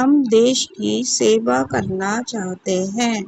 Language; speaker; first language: Hindi; non-native, local second language; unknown